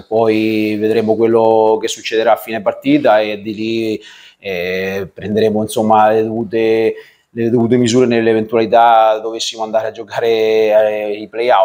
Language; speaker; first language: Italian; native; Italian